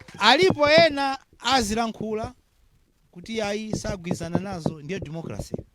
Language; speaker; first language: Nyanja; non-native, local second language; Tumbuka